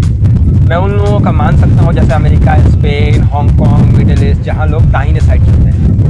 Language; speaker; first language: Hindi; native; Hindi